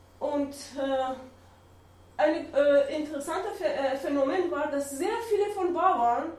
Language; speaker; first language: German; non-native, learner; Persian